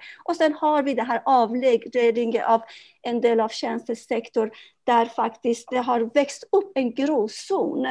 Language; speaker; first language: Swedish; non-native, fluent; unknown